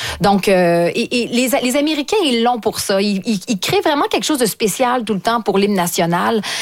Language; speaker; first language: French; native; French